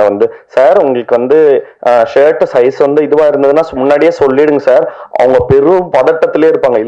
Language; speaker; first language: Tamil; native; Tamil